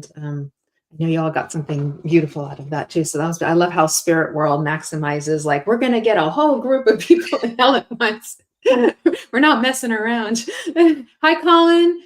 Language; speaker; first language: English; native; English